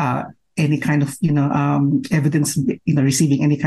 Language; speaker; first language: English; non-native, local second language; Filipino